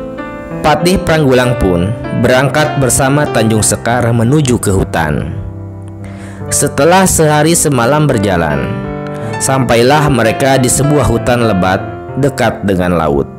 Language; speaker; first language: Indonesian; native; Indonesian